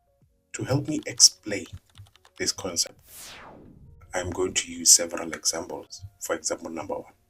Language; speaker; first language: English; non-native, local second language; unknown